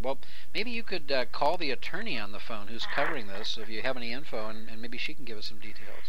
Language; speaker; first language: English; native; English